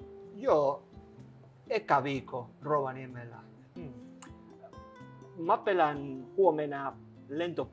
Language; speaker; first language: Finnish; non-native, learner; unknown